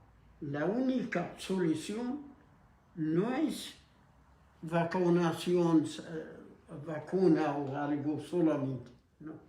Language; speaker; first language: Spanish; non-native, fluent; Arabic